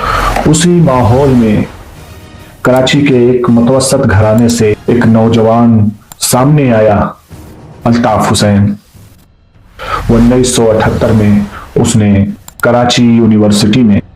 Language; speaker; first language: Urdu; native; Urdu